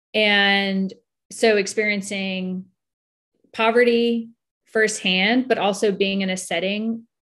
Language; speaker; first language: English; native; English